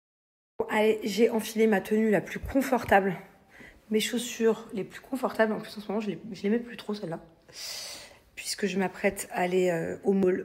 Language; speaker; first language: French; native; French